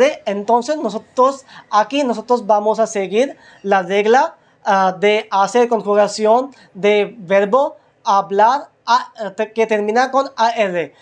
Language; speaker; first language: Spanish; non-native, learner; Hindi